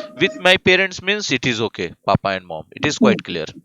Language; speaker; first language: English; non-native, fluent; Hindi